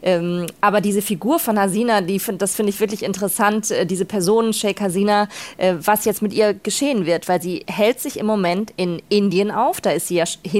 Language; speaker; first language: German; native; German